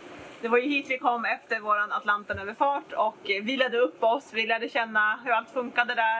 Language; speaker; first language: Swedish; native; Swedish